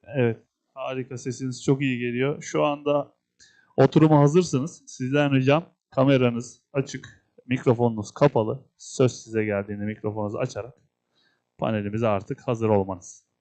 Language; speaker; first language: Turkish; native; Turkish